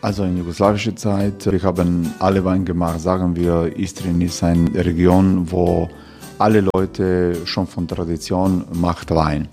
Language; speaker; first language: German; non-native, learner; Croatian